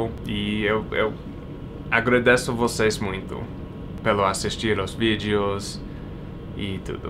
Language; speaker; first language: Portuguese; non-native, fluent; English